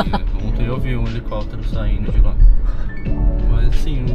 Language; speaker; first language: Portuguese; native; Portuguese